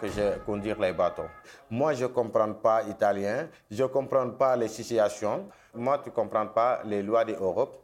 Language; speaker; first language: French; non-native, local second language; Wolof